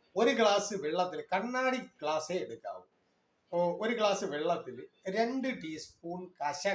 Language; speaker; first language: Malayalam; non-native, local second language; Tamil